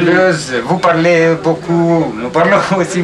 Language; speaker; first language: French; non-native, learner; Romanian